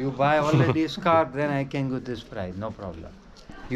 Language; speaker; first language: English; non-native, learner; Hindi